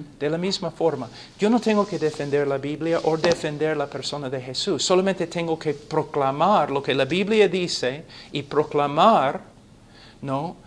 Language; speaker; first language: Spanish; non-native, fluent; English